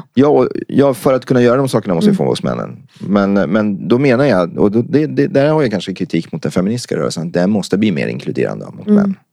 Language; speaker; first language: Swedish; early bilingual, other home language; Persian